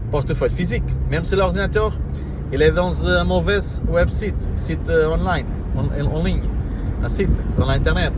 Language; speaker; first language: French; non-native, fluent; Portuguese